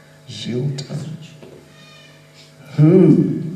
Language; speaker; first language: Russian; non-native, learner; English